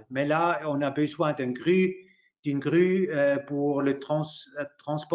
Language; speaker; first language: French; non-native, local second language; German